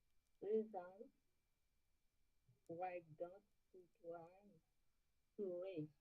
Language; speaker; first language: English; non-native, learner; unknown